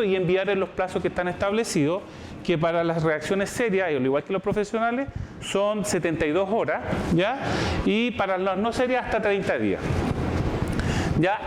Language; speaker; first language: Spanish; native; Spanish